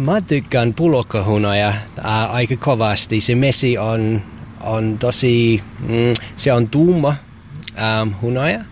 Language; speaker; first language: Finnish; non-native, learner; English